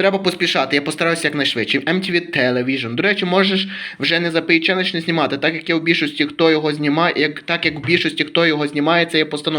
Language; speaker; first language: Ukrainian; native; Ukrainian